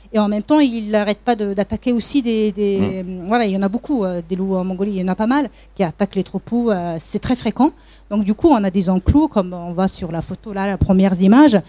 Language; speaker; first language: French; non-native, fluent; Mongolian